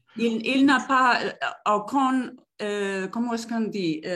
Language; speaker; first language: French; non-native, learner; Spanish